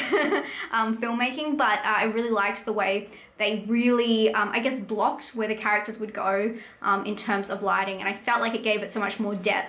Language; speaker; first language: English; native; English